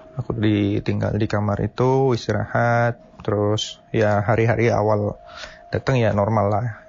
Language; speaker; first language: Indonesian; native; Indonesian